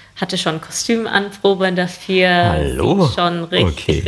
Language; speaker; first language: German; non-native, fluent; English